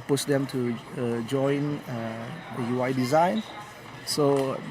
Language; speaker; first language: English; non-native, learner; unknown